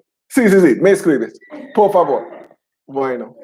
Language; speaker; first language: Spanish; non-native, learner; English